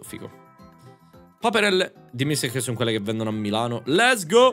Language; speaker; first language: Italian; native; Italian